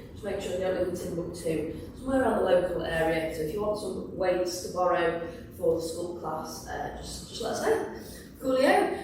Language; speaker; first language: English; native; English